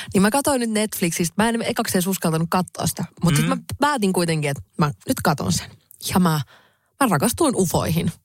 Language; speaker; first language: Finnish; native; Finnish